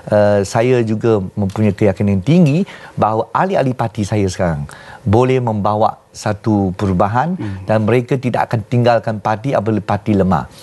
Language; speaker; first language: Malay; non-native, local second language; Chinese